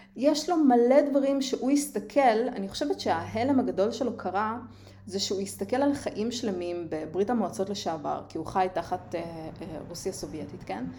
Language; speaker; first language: Hebrew; early bilingual, other home language; Russian